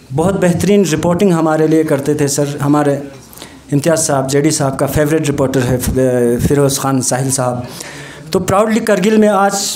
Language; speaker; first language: Hindi; non-native, local second language; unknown